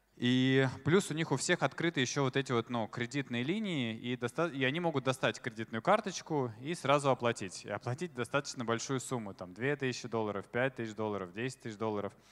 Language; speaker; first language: Russian; native; Russian